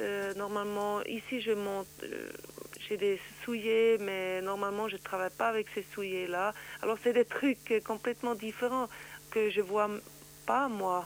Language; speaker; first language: French; non-native, learner; Swiss German